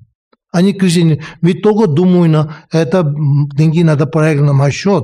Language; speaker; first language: Russian; non-native, learner; Tibetan